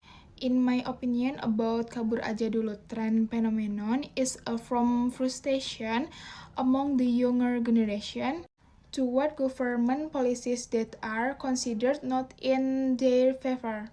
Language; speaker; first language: English; non-native, fluent; Indonesian